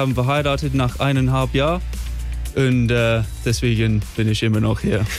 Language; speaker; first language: German; non-native, fluent; English